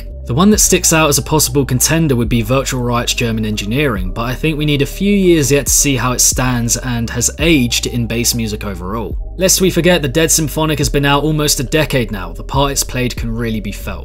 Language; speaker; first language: English; native; English